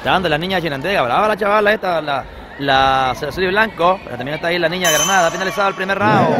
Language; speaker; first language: Spanish; native; Spanish